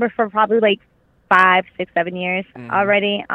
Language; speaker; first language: English; native; English